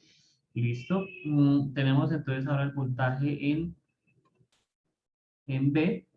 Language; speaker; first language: Spanish; native; Spanish